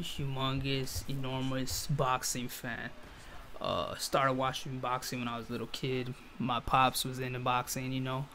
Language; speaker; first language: English; native; English